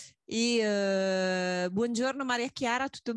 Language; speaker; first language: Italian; non-native, fluent; French